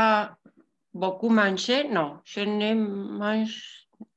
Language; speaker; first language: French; non-native, learner; Spanish